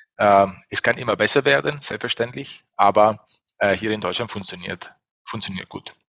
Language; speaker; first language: German; non-native, fluent; Italian